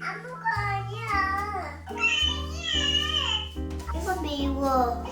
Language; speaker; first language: Korean; early bilingual, heritage; Korean